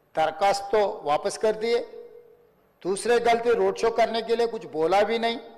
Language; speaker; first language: Hindi; non-native, local second language; Telugu